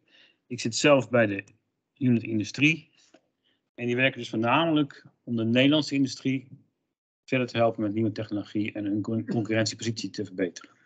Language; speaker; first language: Dutch; native; Dutch